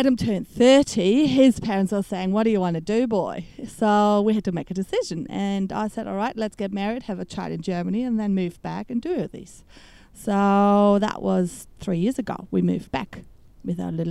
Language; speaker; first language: English; non-native, fluent; German